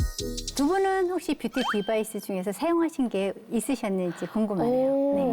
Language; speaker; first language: Korean; native; Korean